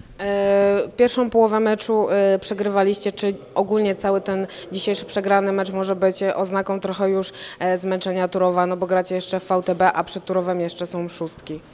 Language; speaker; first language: Polish; native; Polish